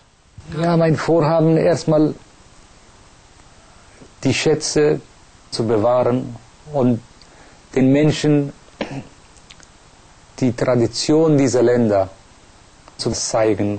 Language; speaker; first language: German; non-native, fluent; Persian